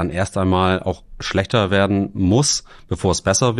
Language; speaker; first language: German; native; German